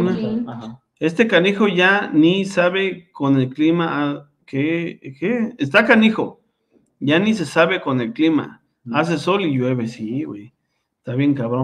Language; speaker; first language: Spanish; native; Spanish